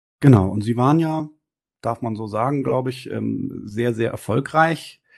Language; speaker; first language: German; native; German